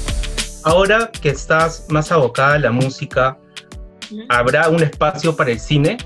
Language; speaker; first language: Spanish; native; Spanish